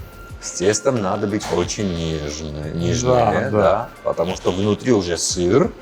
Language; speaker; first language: Russian; non-native, fluent; Armenian